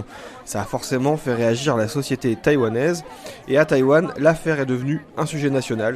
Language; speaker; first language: French; native; French